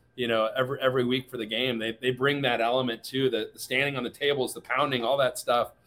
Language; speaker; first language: English; native; English